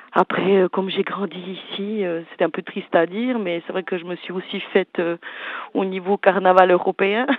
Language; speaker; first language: French; early bilingual, other home language; Portuguese